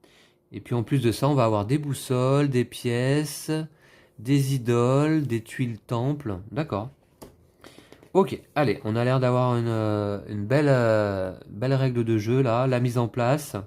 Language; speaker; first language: French; native; French